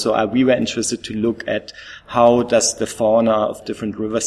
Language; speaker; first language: English; non-native, fluent; German